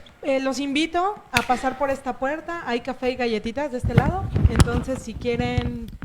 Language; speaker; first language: Spanish; native; Spanish